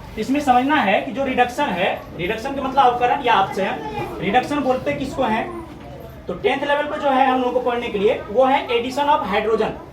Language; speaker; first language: Hindi; native; Hindi